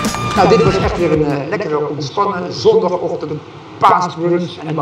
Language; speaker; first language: Dutch; native; Dutch